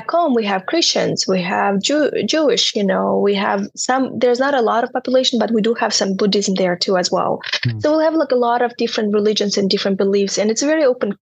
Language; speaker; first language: English; non-native, fluent; Turkmen